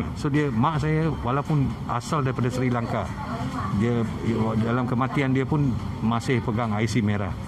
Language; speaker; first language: Malay; non-native, local second language; Tamil